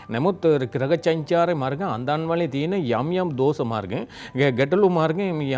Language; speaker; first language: Sinhala; non-native, local second language; Tamil